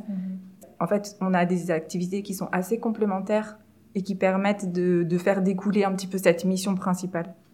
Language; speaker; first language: French; native; French